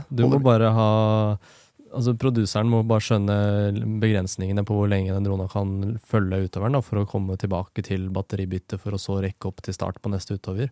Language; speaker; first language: Norwegian; native; Norwegian